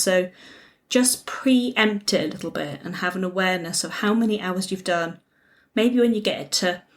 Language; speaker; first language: English; native; English